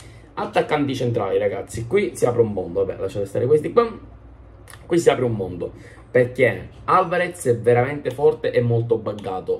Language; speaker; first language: Italian; native; Italian